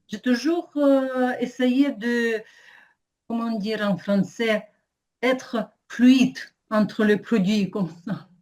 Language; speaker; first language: French; non-native, learner; Ukrainian